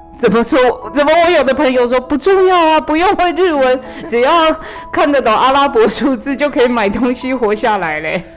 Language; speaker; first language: Chinese; native; Chinese